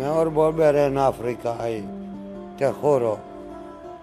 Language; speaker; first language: Spanish; non-native, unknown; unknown